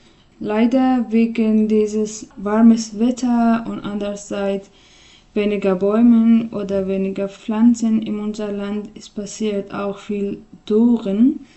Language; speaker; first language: German; non-native, learner; Persian